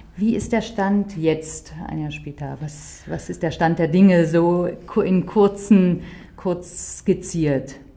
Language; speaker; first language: German; native; German